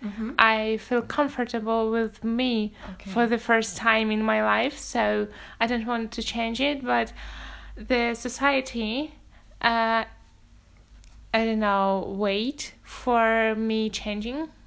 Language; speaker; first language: English; non-native, fluent; Russian